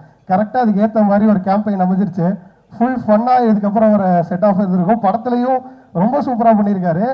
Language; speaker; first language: Tamil; native; Tamil